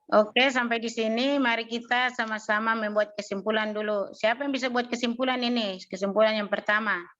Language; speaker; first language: Indonesian; native; Indonesian